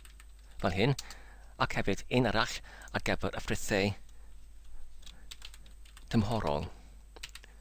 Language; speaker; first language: Welsh; non-native, learner; English